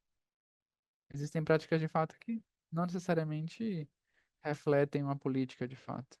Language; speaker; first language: Portuguese; non-native, fluent; Spanish